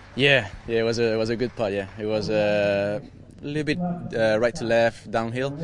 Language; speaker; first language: English; non-native, fluent; Spanish